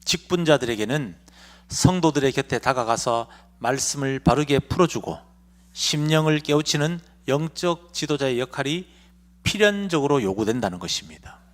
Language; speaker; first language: Korean; native; Korean